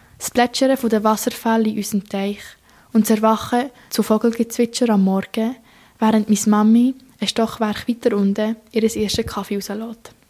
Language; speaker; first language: German; native; German